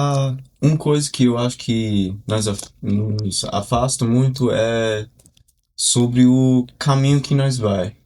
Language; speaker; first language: Portuguese; early bilingual, heritage; Portuguese